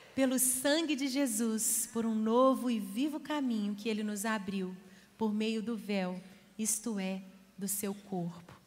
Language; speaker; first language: Portuguese; native; Portuguese